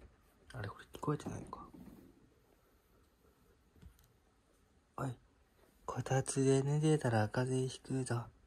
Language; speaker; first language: Japanese; native; Japanese